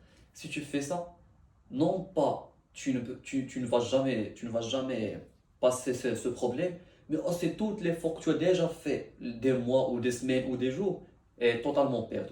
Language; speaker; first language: French; non-native, learner; Arabic